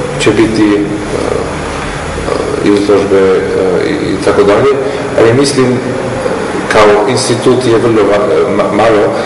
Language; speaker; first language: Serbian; non-native, learner; German